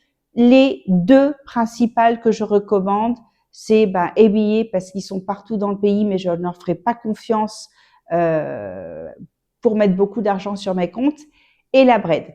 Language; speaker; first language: French; native; French